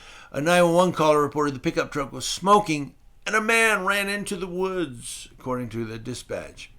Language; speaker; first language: English; native; English